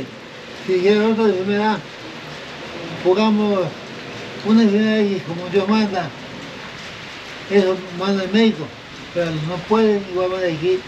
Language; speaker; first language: Spanish; non-native, local second language; Quechua